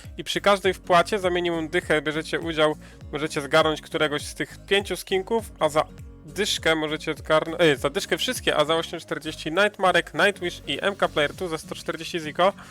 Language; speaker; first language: Polish; native; Polish